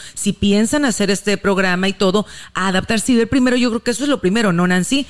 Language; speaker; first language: Spanish; native; Spanish